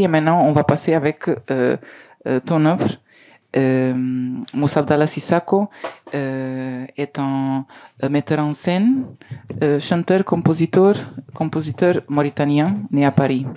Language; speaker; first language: French; non-native, learner; Spanish